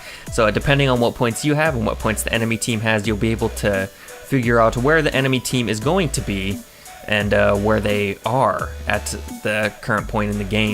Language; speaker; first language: English; native; English